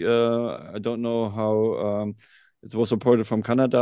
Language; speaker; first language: English; non-native, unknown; German